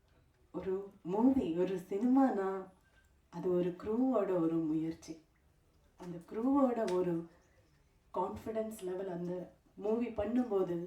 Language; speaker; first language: Tamil; non-native, fluent; Malayalam